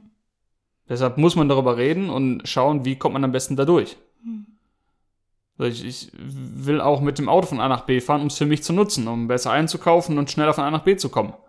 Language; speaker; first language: German; native; German